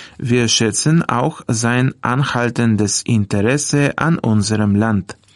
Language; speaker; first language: German; non-native, fluent; Bulgarian